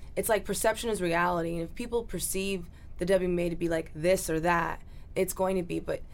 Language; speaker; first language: English; native; English